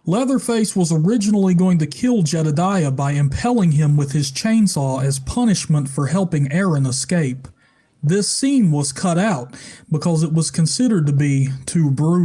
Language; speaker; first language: English; native; English